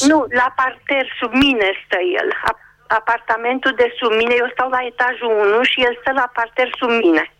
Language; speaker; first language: Romanian; native; Romanian